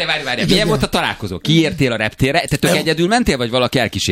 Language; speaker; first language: Hungarian; native; Hungarian